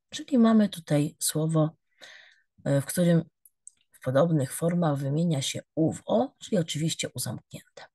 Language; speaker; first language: Polish; native; Polish